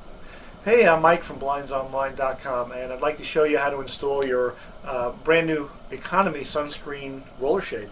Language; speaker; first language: English; native; English